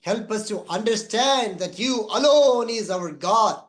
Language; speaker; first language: English; non-native, local second language; Tamil